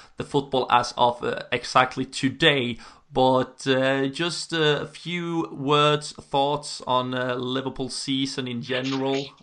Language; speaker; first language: English; non-native, fluent; Swedish